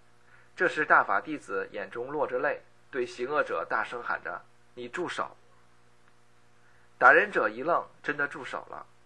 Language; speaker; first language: Chinese; native; Chinese